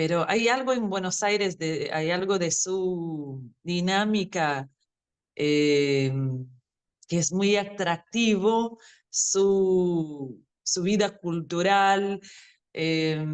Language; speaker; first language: Spanish; non-native, fluent; Portuguese